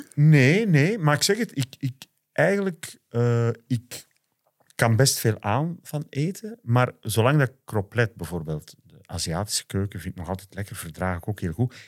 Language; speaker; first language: Dutch; native; Dutch